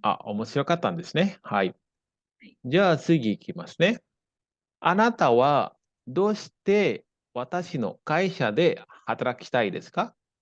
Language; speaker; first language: Japanese; non-native, fluent; Indonesian